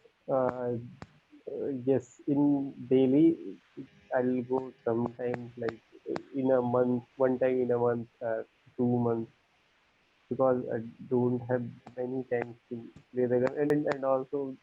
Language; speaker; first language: English; non-native, learner; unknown